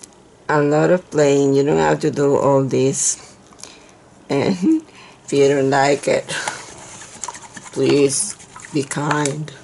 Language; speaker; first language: English; non-native, fluent; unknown